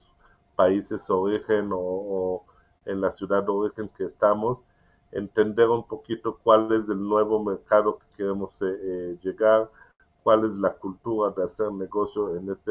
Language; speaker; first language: Spanish; non-native, learner; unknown